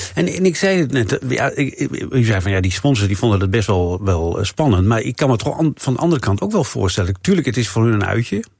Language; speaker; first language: Dutch; native; Dutch